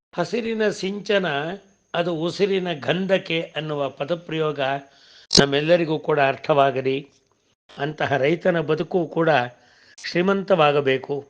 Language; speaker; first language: Kannada; non-native, local second language; Tamil